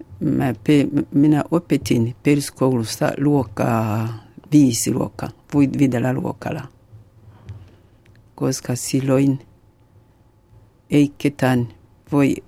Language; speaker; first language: Finnish; non-native, learner; Kinyarwanda